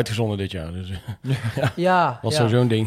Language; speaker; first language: Dutch; native; Dutch